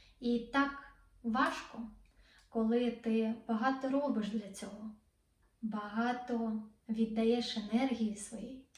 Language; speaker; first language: Ukrainian; non-native, local second language; Russian